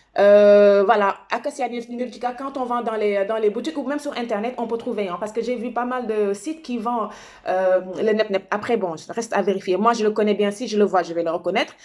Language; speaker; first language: French; non-native, local second language; Wolof